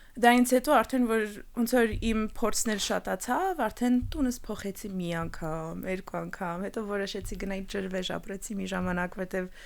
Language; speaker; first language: Armenian; early bilingual, heritage; Armenian